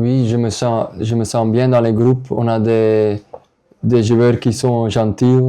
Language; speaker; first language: French; non-native, local second language; Dutch